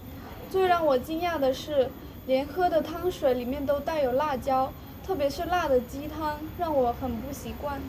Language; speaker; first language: Chinese; native; Chinese